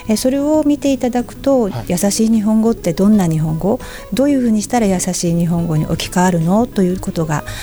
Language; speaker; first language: Japanese; native; Japanese